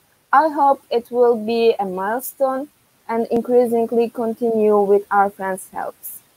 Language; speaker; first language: English; non-native, fluent; Turkish